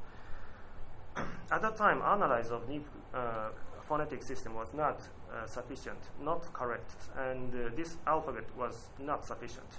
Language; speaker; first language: English; non-native, learner; Japanese